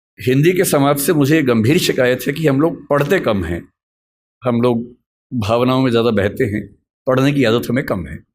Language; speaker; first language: Hindi; native; Hindi